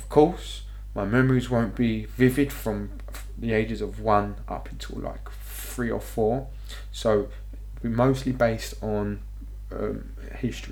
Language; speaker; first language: English; native; English